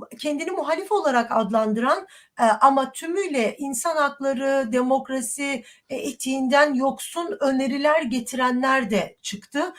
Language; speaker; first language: Turkish; non-native, fluent; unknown